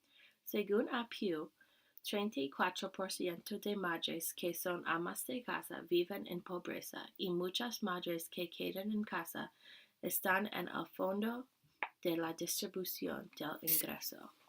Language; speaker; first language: Spanish; non-native, learner; English